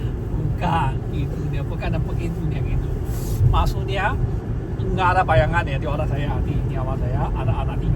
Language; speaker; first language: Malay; non-native, fluent; Chinese